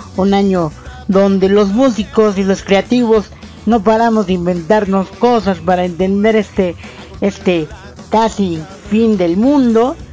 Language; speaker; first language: Spanish; native; Spanish